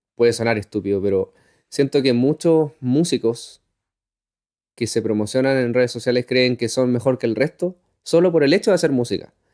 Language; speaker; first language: Spanish; native; Spanish